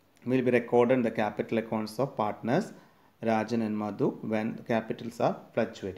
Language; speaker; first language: English; non-native, local second language; Malayalam